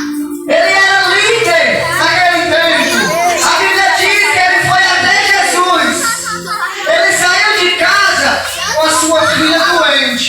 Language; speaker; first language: Portuguese; native; Portuguese